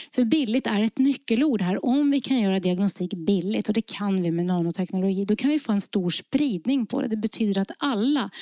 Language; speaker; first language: Swedish; early bilingual, other home language; Norwegian